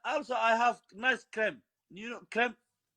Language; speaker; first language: English; non-native, learner; Somali